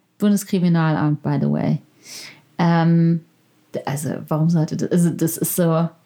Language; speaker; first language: German; early bilingual, other home language; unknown